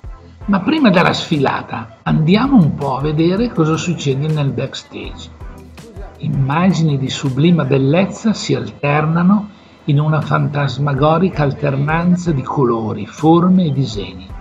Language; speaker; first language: Italian; native; Italian